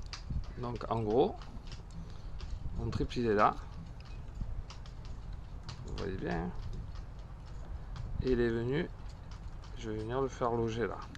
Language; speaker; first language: French; native; French